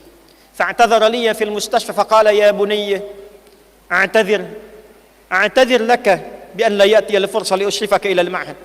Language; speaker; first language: Arabic; non-native, fluent; Indonesian